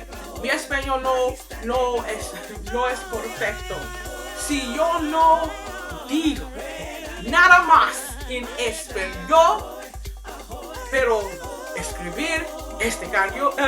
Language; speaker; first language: Spanish; non-native, learner; English